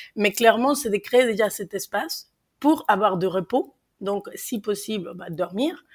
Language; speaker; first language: French; non-native, fluent; Spanish